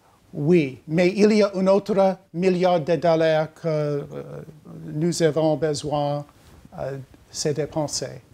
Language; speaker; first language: French; non-native, learner; English